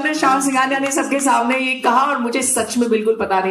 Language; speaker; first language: Hindi; native; Hindi